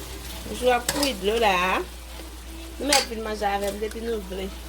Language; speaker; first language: French; non-native, learner; Haitian Creole